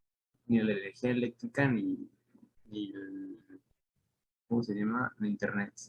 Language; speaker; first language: Spanish; native; Spanish